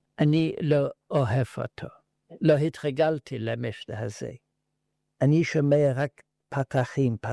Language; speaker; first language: Hebrew; non-native, learner; Yiddish